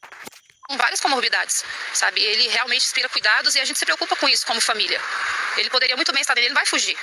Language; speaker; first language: Portuguese; native; Portuguese